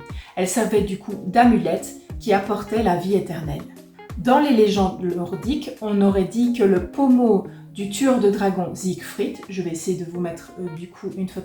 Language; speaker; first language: French; native; French